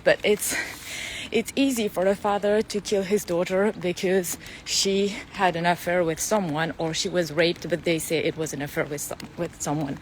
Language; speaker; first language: English; non-native, fluent; French